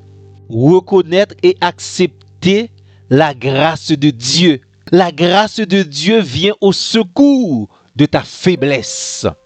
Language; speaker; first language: French; non-native, local second language; Haitian Creole